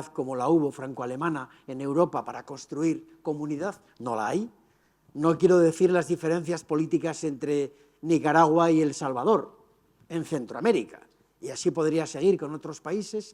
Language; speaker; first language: Spanish; native; Spanish